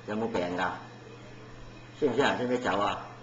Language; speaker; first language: Cantonese; native; Cantonese